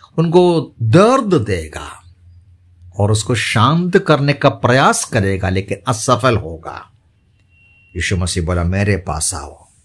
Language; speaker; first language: Hindi; non-native, local second language; Malayalam